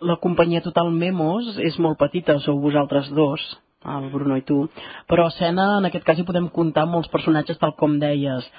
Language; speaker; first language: Catalan; native; Catalan